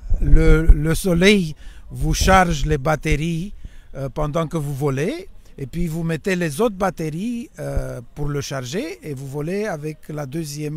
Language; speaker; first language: French; non-native, fluent; Romanian